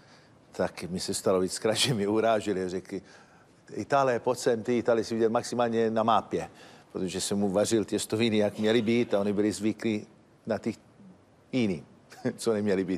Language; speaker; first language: Czech; non-native, fluent; Italian